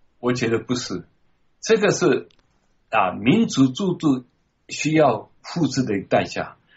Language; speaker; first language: Chinese; non-native, local second language; Min Nan Chinese